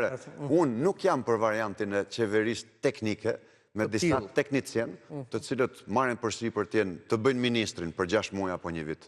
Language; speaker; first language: Albanian; native; Albanian